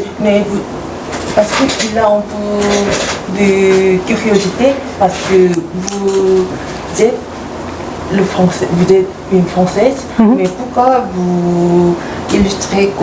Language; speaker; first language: French; non-native, fluent; Korean